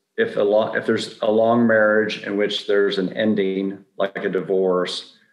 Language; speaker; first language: English; native; English